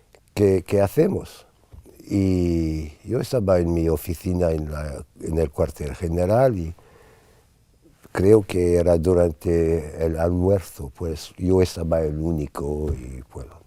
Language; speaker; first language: Spanish; non-native, fluent; English